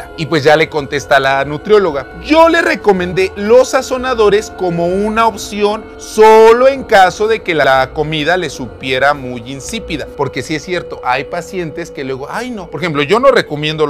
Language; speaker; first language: Spanish; native; Spanish